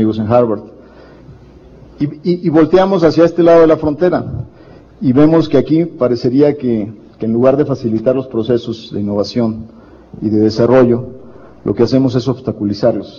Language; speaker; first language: Spanish; native; Spanish